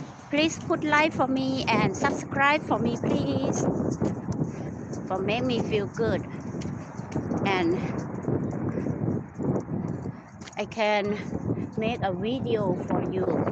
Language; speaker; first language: English; non-native, learner; Thai